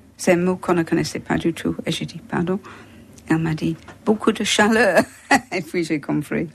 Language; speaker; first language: French; non-native, fluent; English